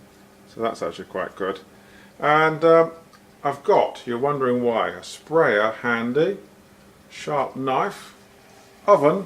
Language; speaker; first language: English; native; English